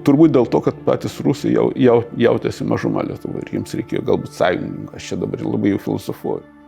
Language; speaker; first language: Lithuanian; non-native, local second language; Russian